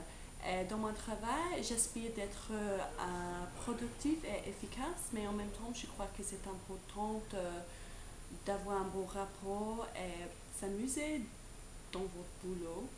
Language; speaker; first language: French; non-native, learner; English